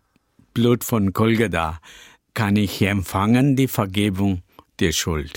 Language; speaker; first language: German; non-native, learner; Tamil